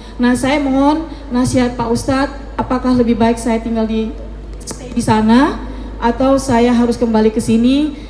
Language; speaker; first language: Indonesian; native; Indonesian